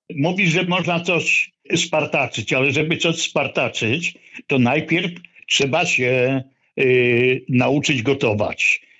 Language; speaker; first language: Polish; native; Polish